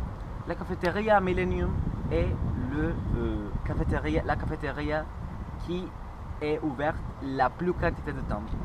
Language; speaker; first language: French; non-native, learner; Spanish